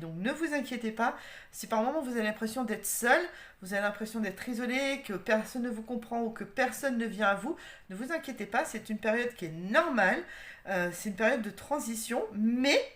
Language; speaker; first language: French; native; French